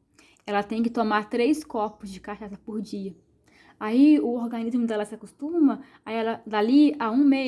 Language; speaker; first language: Portuguese; native; Portuguese